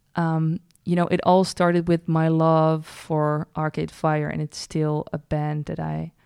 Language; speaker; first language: English; non-native, fluent; Dutch